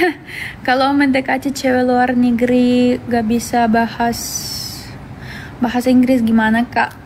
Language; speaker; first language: Indonesian; non-native, fluent; Russian